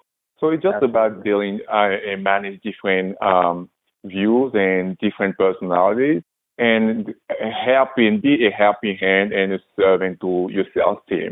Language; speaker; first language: English; non-native, local second language; French